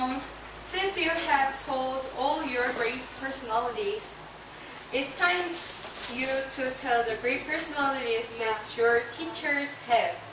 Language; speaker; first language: English; non-native, learner; Korean